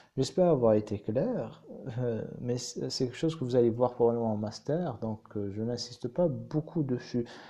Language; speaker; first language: French; non-native, local second language; Arabic